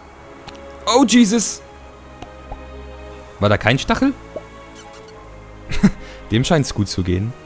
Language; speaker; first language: German; native; German